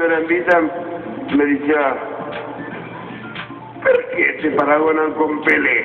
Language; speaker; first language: Italian; non-native, fluent; Spanish